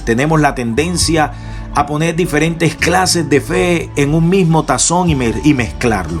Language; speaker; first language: Spanish; native; Spanish